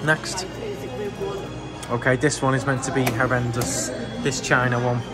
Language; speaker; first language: English; native; English